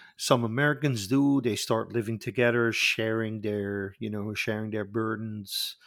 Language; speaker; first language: English; non-native, fluent; Dutch